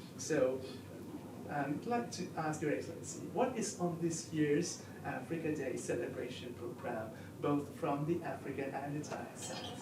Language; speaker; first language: English; non-native, fluent; Thai